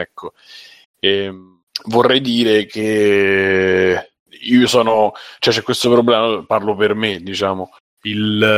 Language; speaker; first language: Italian; native; Italian